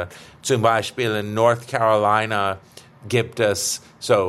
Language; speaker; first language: German; non-native, fluent; English